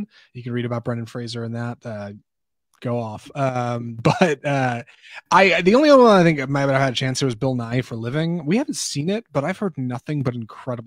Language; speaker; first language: English; native; English